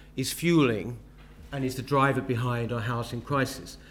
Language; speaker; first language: English; native; English